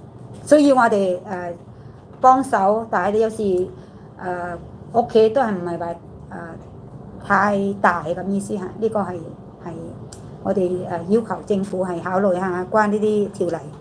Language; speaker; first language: Cantonese; non-native, learner; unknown